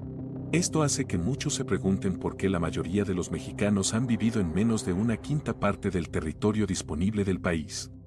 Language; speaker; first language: Spanish; native; Spanish